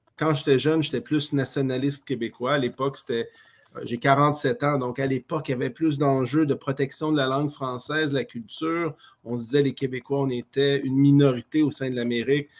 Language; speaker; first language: French; native; French